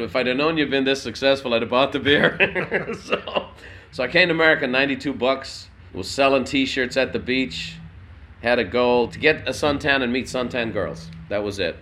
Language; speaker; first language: English; native; English